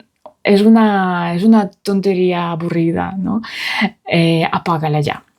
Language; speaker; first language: Spanish; non-native, fluent; Russian